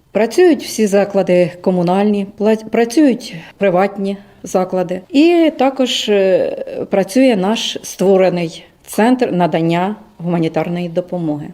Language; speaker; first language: Ukrainian; native; Ukrainian